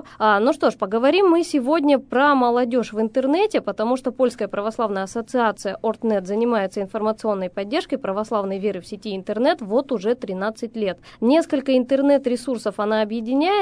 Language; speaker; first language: Russian; native; Russian